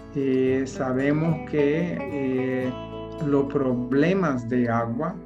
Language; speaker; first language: Spanish; non-native, fluent; English